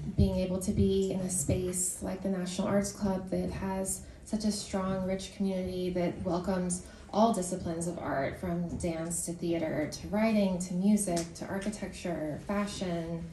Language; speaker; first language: English; native; English